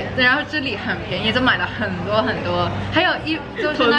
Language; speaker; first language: Chinese; non-native, local second language; Cantonese